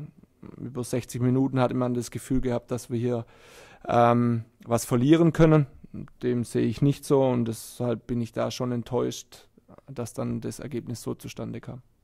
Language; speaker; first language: German; native; German